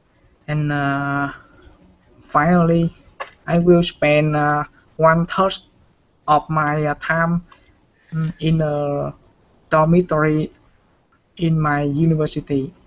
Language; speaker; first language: English; non-native, learner; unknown